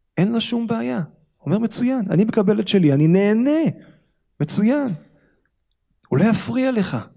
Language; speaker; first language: Hebrew; native; Hebrew